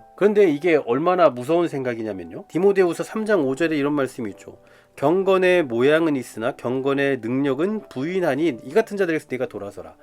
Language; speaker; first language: Korean; native; Korean